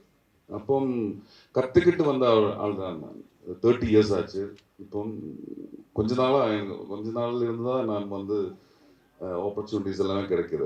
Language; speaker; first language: Tamil; non-native, learner; Malayalam